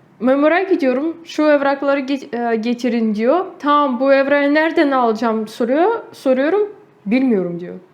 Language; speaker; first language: Turkish; non-native, fluent; Russian